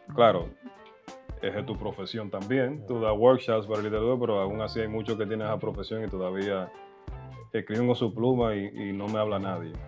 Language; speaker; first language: Spanish; early bilingual, heritage; Spanish